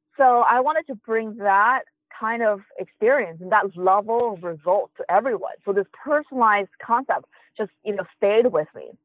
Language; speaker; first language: English; early bilingual, other home language; Chinese